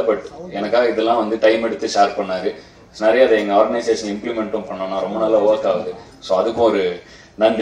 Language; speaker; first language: Tamil; native; Tamil